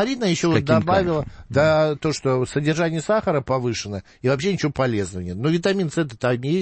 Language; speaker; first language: Russian; native; Russian